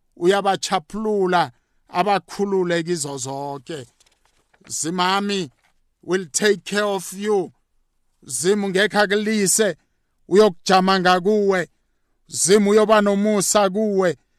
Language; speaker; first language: Zulu; native; Zulu